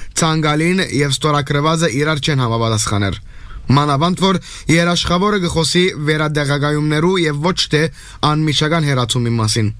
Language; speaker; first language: Armenian; native; Armenian